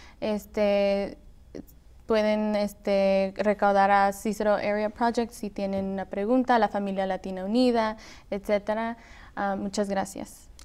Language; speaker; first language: Spanish; early bilingual, heritage; Spanish